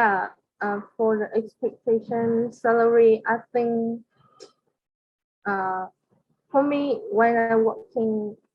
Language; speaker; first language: English; non-native, learner; Vietnamese